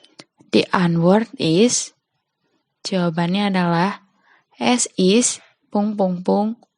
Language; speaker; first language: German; non-native, fluent; Indonesian